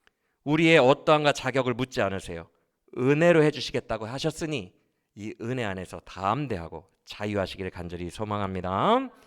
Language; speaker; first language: Korean; native; Korean